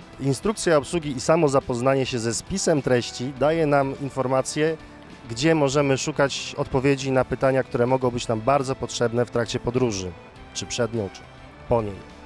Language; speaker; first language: Polish; native; Polish